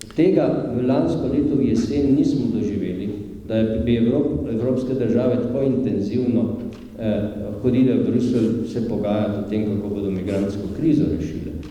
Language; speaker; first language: Slovenian; native; Slovenian